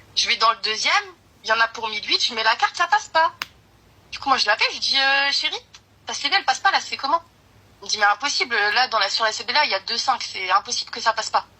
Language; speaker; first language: French; early bilingual, other home language; Arabic